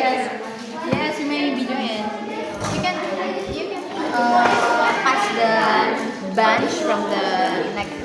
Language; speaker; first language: English; non-native, learner; Indonesian